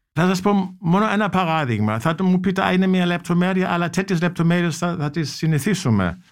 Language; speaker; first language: Greek; non-native, fluent; German